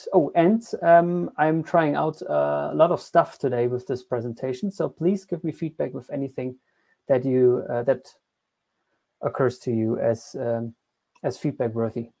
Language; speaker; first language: English; non-native, fluent; German